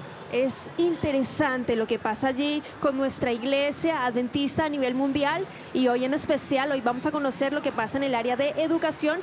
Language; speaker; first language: Spanish; native; Spanish